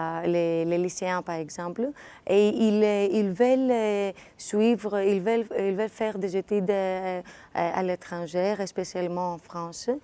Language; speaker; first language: French; non-native, fluent; Greek